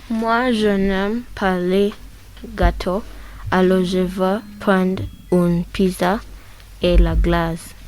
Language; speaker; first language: French; non-native, learner; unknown